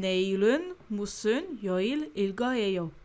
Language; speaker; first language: Korean; non-native, fluent; French